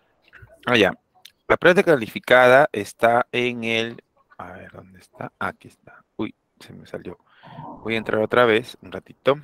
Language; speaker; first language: Spanish; native; Spanish